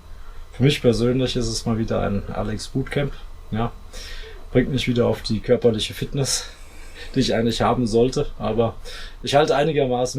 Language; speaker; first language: German; native; German